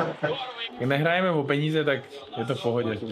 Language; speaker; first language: Czech; non-native, fluent; Uzbek